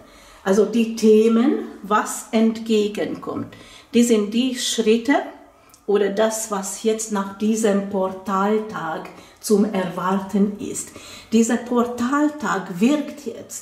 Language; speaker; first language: German; non-native, fluent; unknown